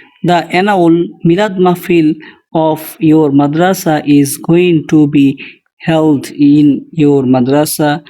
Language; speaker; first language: English; non-native, local second language; Bangla